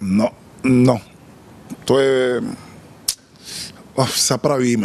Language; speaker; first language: Bulgarian; non-native, learner; Spanish